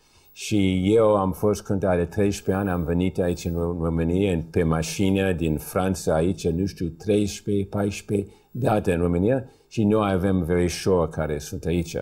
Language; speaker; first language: Romanian; early bilingual, heritage; English